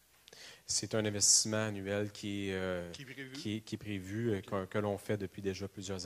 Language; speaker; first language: French; native; French